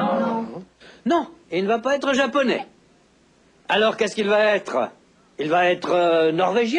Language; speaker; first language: French; native; French